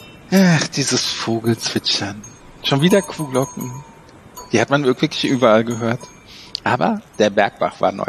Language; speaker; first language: German; native; German